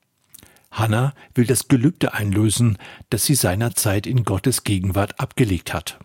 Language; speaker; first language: German; native; German